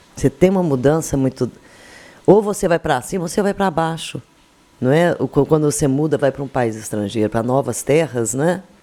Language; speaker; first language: Portuguese; native; Portuguese